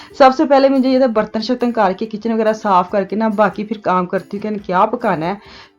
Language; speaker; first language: Urdu; non-native, local second language; Punjabi